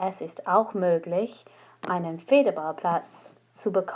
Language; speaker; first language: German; non-native, fluent; English